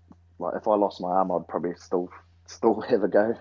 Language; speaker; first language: English; native; English